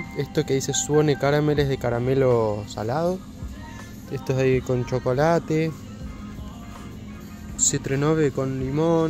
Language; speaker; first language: Spanish; native; Spanish